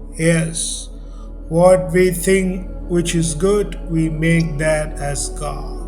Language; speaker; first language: English; non-native, local second language; Tamil